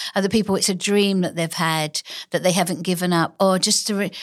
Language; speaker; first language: English; native; English